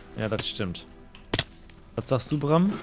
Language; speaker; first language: German; native; German